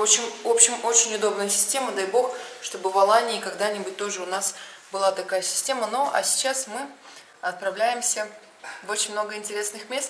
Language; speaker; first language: Russian; native; Russian